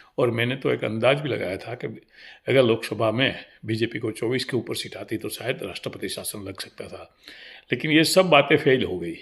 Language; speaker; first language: Hindi; non-native, local second language; Gujarati